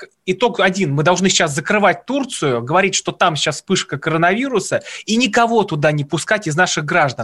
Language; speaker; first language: Russian; native; Russian